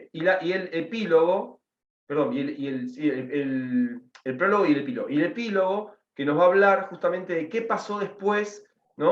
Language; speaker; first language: Spanish; native; Spanish